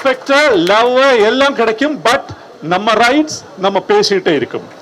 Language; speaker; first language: Tamil; non-native, learner; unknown